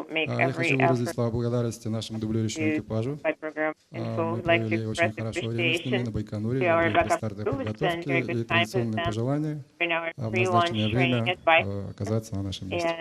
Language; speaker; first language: Russian; native; Russian